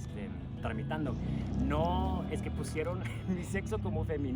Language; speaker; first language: Spanish; non-native, fluent; English